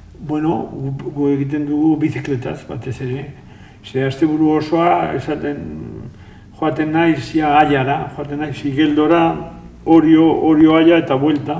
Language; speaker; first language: Basque; non-native, local second language; Spanish